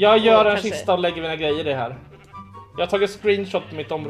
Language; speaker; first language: Swedish; native; Swedish